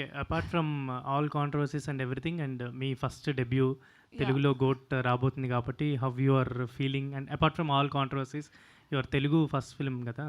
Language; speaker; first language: Telugu; native; Telugu